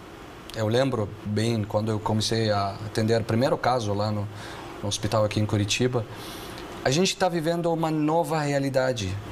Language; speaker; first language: Portuguese; non-native, fluent; Arabic